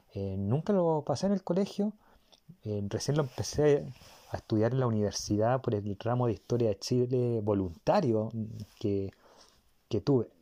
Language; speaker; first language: Spanish; native; Spanish